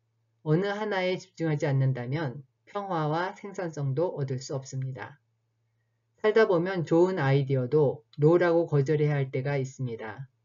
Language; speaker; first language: Korean; native; Korean